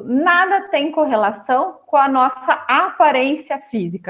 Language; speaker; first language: Portuguese; native; Portuguese